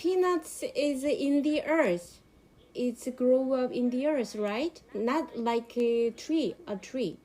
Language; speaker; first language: English; non-native, learner; Korean